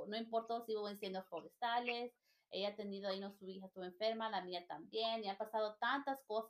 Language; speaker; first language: Spanish; native; Spanish